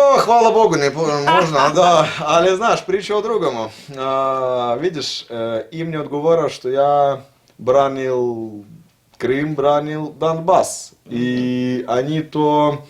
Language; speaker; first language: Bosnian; non-native, learner; Russian